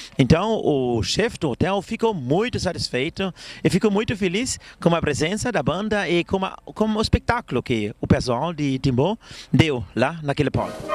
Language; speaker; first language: Portuguese; non-native, fluent; German